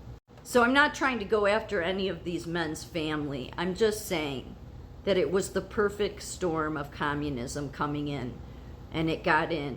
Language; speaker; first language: English; native; English